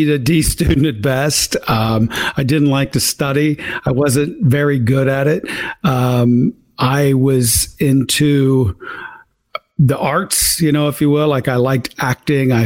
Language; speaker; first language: English; native; English